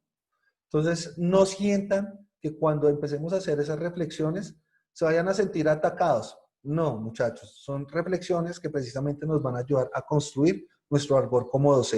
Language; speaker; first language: Spanish; native; Spanish